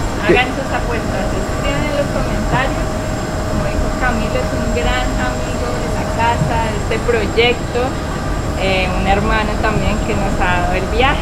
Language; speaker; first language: Spanish; native; Spanish